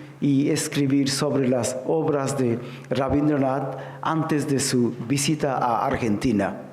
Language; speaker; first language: Spanish; non-native, fluent; Bangla